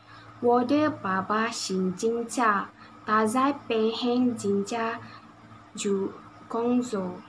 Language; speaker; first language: Chinese; non-native, learner; Malay